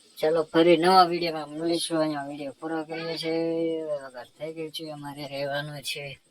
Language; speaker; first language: Gujarati; non-native, local second language; Bhili